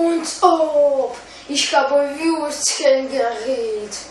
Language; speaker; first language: German; non-native, learner; Russian